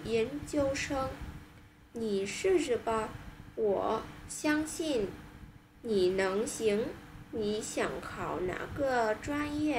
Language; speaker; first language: Chinese; non-native, learner; Vietnamese